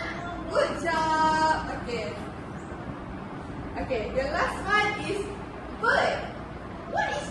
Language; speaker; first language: English; non-native, learner; Malay